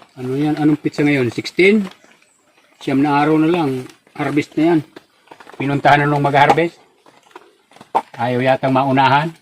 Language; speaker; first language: Filipino; non-native, local second language; Bikol